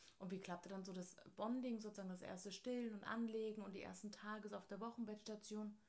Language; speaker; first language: German; native; German